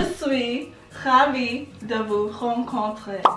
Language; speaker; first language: French; non-native, learner; English